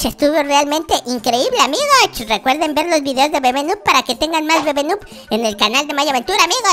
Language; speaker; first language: Spanish; native; Spanish